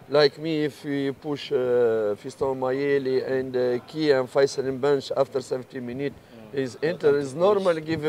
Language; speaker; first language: English; non-native, learner; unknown